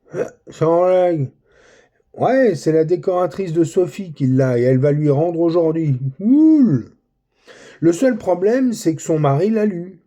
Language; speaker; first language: French; native; French